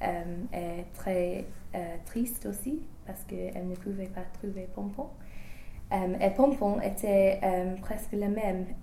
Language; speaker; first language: French; non-native, learner; English